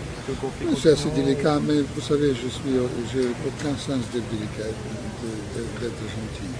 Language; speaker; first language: French; non-native, fluent; Russian